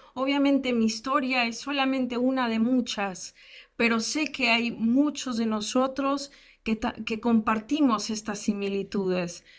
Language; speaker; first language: Spanish; early bilingual, heritage; Spanish